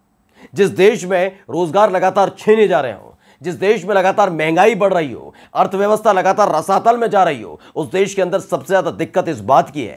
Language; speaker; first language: Hindi; native; Hindi